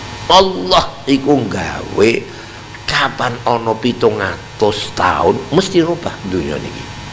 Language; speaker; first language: Indonesian; non-native, local second language; Javanese